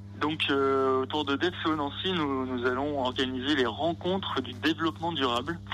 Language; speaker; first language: French; native; French